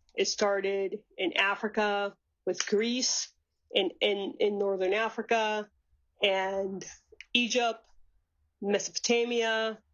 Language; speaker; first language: English; native; English